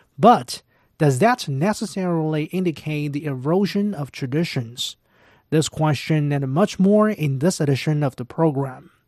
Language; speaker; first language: English; non-native, fluent; Chinese